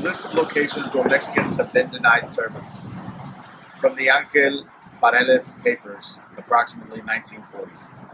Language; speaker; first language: English; early bilingual, other home language; Spanish